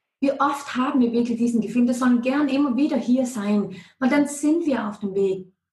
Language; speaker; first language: German; non-native, fluent; Danish